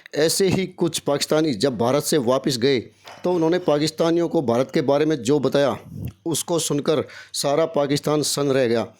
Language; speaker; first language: Hindi; native; Hindi